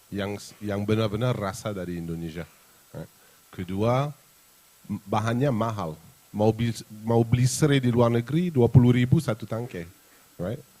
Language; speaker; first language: Indonesian; non-native, fluent; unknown